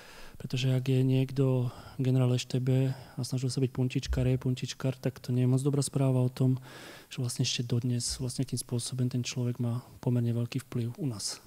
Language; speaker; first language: Slovak; native; Slovak